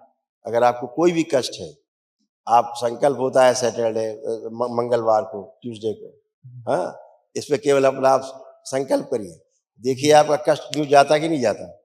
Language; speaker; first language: Hindi; native; Hindi